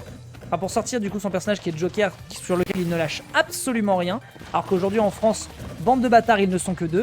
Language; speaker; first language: French; native; French